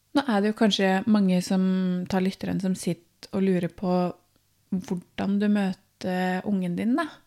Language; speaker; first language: Norwegian; native; Norwegian